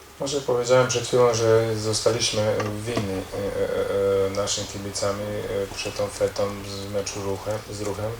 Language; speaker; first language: Polish; non-native, learner; Croatian